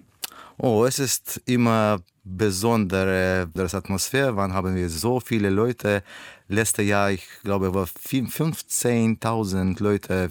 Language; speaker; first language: German; non-native, learner; Russian